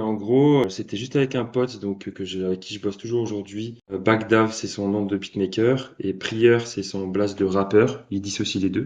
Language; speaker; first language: French; native; French